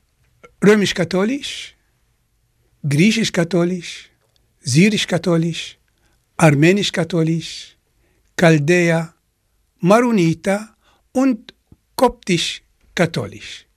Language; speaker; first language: German; non-native, fluent; Arabic